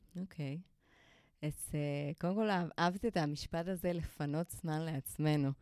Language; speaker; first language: Hebrew; non-native, fluent; Spanish